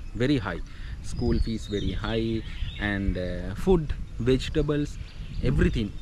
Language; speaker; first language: English; non-native, learner; Sinhala